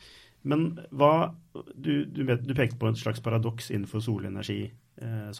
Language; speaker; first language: Norwegian; native; Norwegian